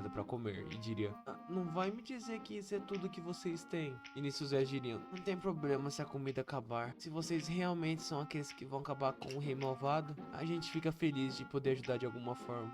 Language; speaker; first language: Portuguese; native; Portuguese